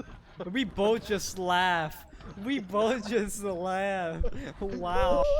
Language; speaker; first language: English; non-native, fluent; Dutch